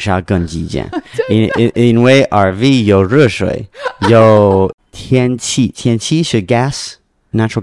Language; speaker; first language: Chinese; non-native, learner; English